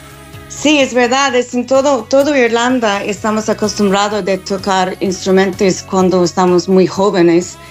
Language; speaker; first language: Spanish; non-native, fluent; English